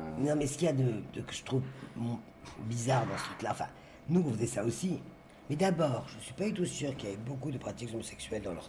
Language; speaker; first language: French; native; French